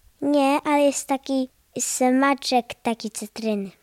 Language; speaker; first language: Polish; early bilingual, heritage; Polish